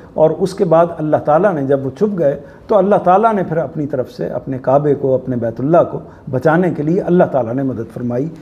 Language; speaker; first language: Urdu; non-native, local second language; Punjabi